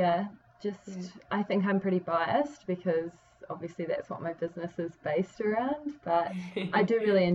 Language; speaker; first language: English; native; English